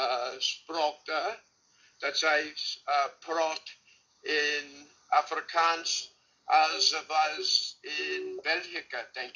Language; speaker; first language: Dutch; non-native, learner; English